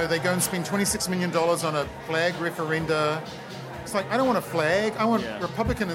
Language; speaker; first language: English; native; English